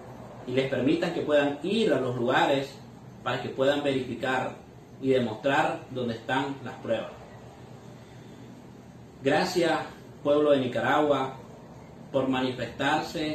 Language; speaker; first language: Spanish; native; Spanish